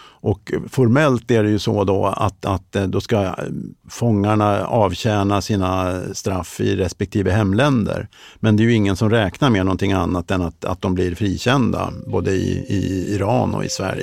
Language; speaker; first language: Swedish; native; Swedish